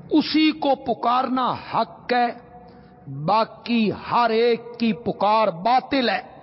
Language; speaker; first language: Urdu; non-native, local second language; Punjabi